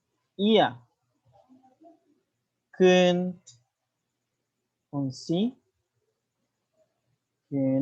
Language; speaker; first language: German; non-native, learner; Spanish